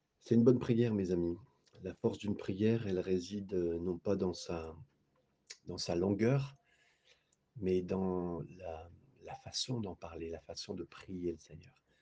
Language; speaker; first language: French; native; French